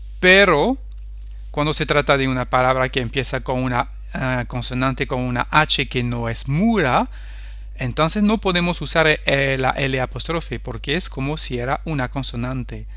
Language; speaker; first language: Spanish; non-native, fluent; French